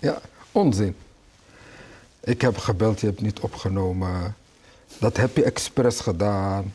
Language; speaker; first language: Dutch; early bilingual, other home language; Arabic